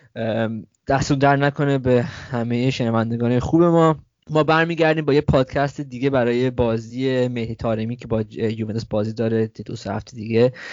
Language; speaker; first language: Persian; early bilingual, heritage; Persian